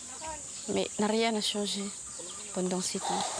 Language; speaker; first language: French; non-native, learner; Filipino